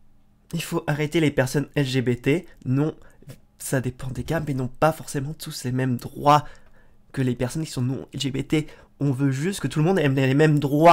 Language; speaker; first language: French; native; French